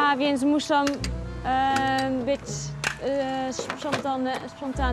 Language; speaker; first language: Polish; early bilingual, heritage; Polish